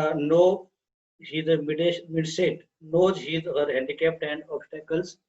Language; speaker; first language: English; non-native, local second language; Marathi